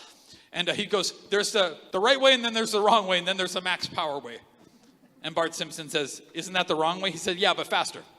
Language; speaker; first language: English; native; English